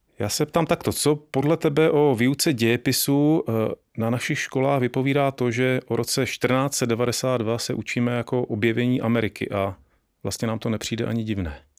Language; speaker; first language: Czech; native; Czech